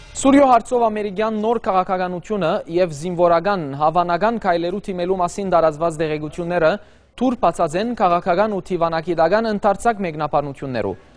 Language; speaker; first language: Armenian; early bilingual, heritage; Armenian